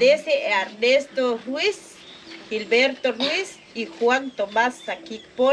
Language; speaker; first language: Spanish; non-native, local second language; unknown